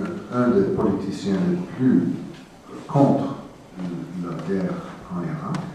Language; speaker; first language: French; non-native, fluent; English